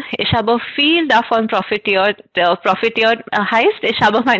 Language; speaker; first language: German; non-native, fluent; Marathi